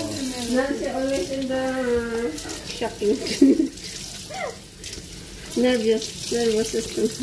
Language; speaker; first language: English; non-native, local second language; Filipino